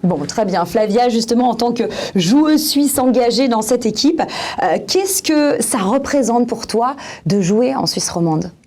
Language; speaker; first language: French; native; French